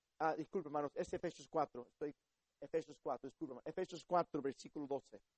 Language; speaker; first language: Spanish; early bilingual, heritage; Spanish